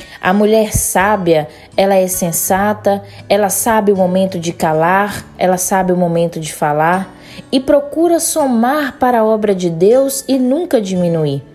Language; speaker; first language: Portuguese; native; Portuguese